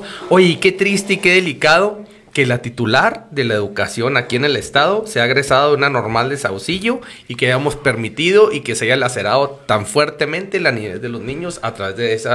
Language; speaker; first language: Spanish; native; Spanish